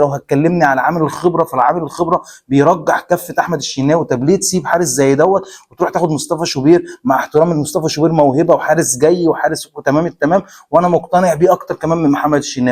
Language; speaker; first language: Arabic; native; Arabic